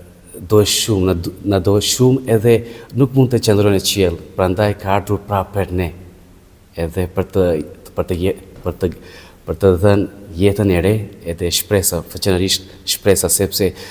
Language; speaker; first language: Albanian; non-native, fluent; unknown